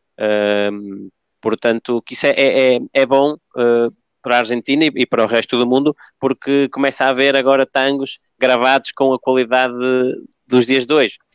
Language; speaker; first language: Portuguese; early bilingual, other home language; Spanish